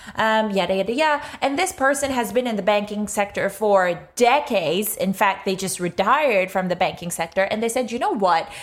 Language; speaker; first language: English; non-native, local second language; Urdu